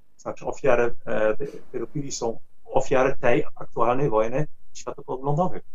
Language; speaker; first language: Polish; non-native, fluent; Dutch